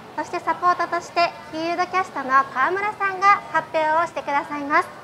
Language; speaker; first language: Japanese; native; Japanese